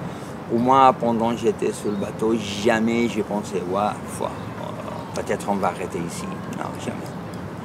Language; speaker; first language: French; non-native, fluent; Spanish